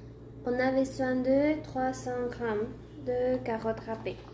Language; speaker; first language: French; non-native, learner; Spanish